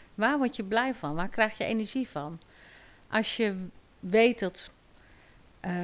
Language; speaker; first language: Dutch; native; Dutch